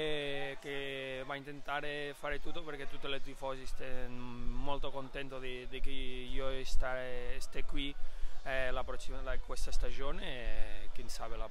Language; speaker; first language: Italian; non-native, learner; Spanish